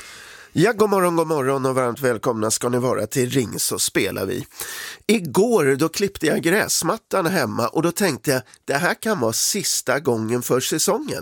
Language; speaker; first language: Swedish; native; Swedish